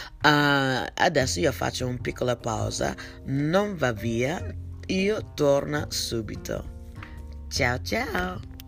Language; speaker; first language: Italian; non-native, learner; English